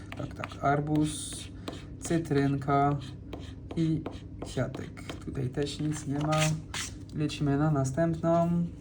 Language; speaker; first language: Polish; non-native, fluent; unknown